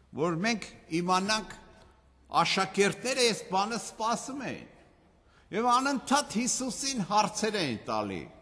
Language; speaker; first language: Armenian; native; Armenian